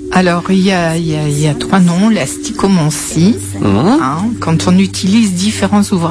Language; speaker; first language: French; native; French